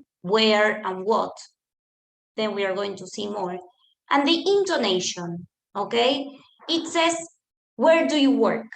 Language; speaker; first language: English; non-native, fluent; Spanish